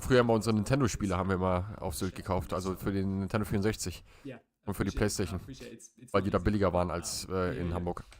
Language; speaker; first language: German; native; German